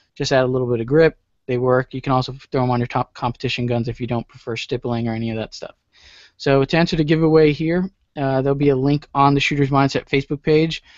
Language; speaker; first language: English; native; English